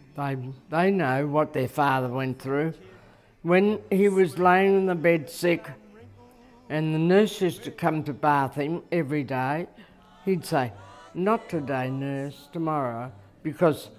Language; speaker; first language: English; native; English